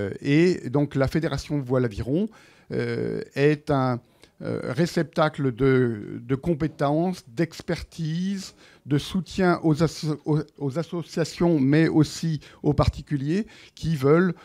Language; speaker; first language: French; native; French